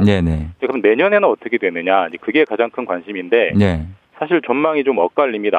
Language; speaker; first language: Korean; native; Korean